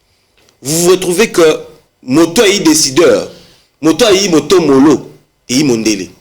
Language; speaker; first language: French; non-native, local second language; Lingala